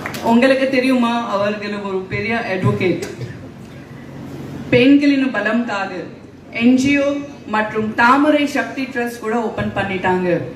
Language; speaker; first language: Tamil; non-native, local second language; Gujarati